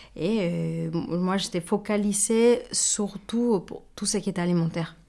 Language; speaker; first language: French; non-native, fluent; Spanish